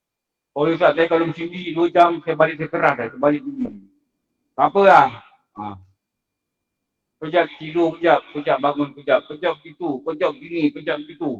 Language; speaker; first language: Malay; native; Malay